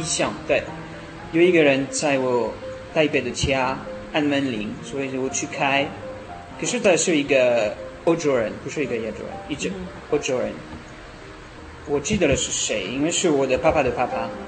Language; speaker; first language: Chinese; non-native, learner; French